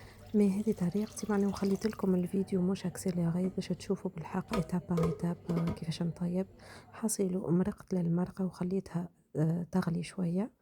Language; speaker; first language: Arabic; native; Arabic